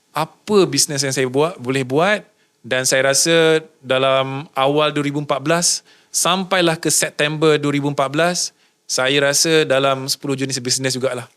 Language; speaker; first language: Malay; native; Malay